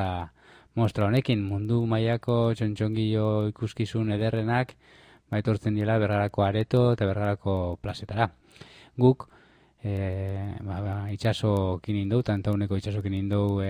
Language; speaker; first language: Basque; native; Basque